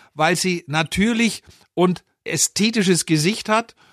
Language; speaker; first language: German; native; German